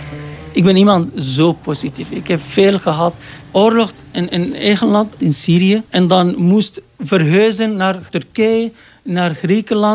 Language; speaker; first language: Dutch; non-native, learner; Arabic